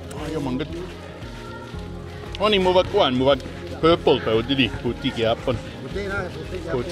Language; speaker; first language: Cebuano; non-native, learner; English